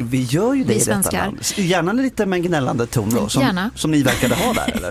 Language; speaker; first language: Swedish; native; Swedish